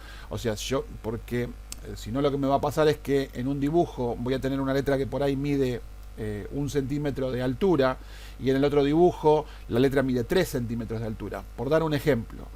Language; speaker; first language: Spanish; native; Spanish